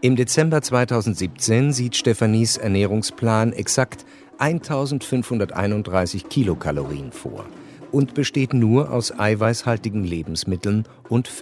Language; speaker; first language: German; native; German